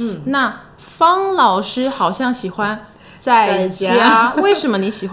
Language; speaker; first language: Chinese; non-native, fluent; English